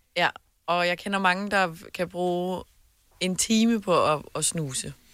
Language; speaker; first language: Danish; native; Danish